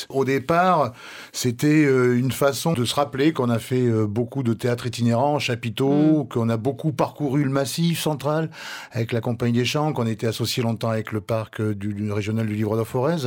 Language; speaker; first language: French; native; French